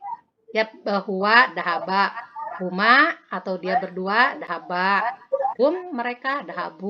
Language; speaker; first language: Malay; non-native, local second language; Sundanese